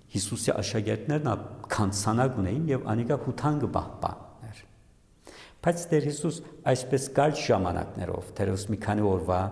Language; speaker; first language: Armenian; early bilingual, heritage; Armenian